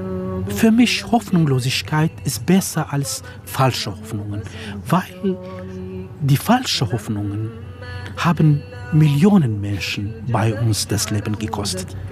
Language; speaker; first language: German; non-native, fluent; Kurdish